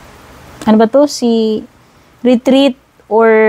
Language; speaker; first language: Filipino; native; Filipino